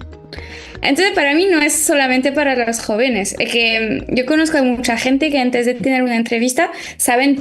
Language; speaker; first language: Spanish; non-native, fluent; French